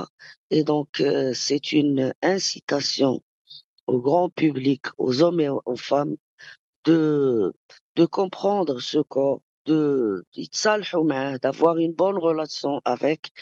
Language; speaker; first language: French; non-native, local second language; Arabic